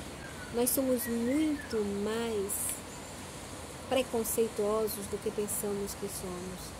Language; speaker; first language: Portuguese; native; Portuguese